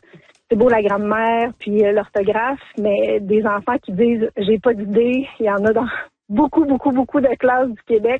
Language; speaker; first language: French; native; French